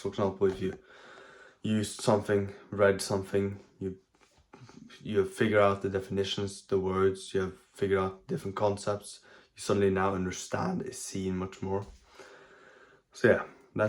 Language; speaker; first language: English; non-native, fluent; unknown